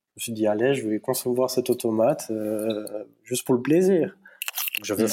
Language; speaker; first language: French; native; French